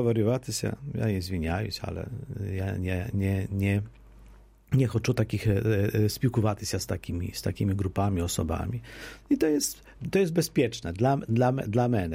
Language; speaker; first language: Polish; non-native, local second language; Ukrainian